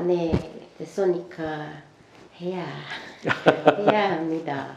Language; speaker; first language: Korean; non-native, learner; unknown